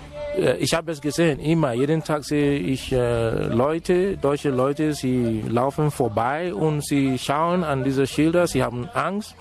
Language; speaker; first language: German; non-native, fluent; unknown